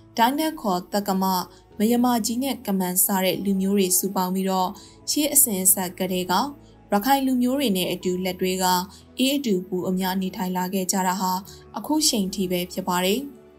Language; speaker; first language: Burmese; native; Burmese